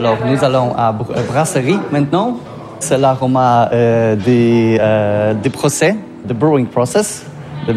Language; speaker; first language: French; non-native, learner; Polish